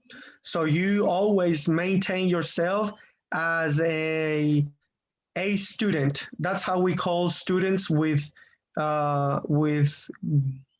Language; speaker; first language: English; non-native, fluent; Spanish